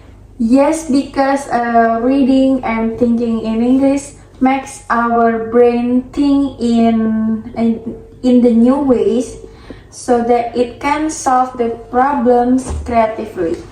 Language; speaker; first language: English; non-native, learner; Indonesian